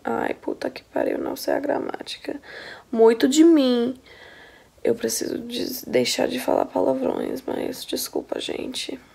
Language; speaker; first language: Portuguese; non-native, fluent; English